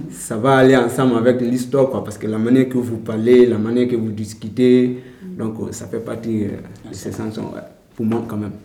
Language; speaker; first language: French; non-native, learner; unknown